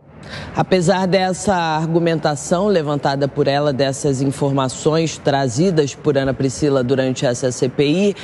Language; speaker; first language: Portuguese; native; Portuguese